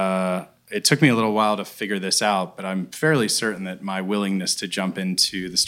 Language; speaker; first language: English; native; English